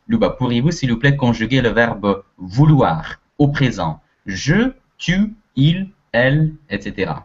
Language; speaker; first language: French; non-native, fluent; Russian